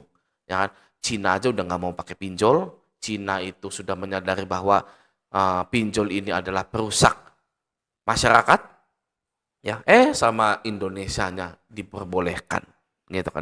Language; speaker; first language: Indonesian; native; Indonesian